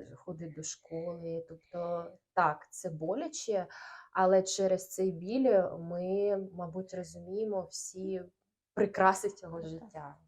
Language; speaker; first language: Ukrainian; non-native, local second language; Russian